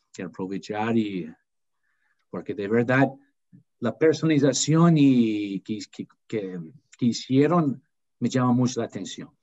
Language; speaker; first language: Spanish; non-native, fluent; English